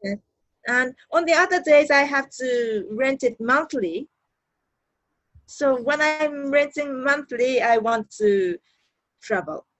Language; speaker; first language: English; non-native, learner; Japanese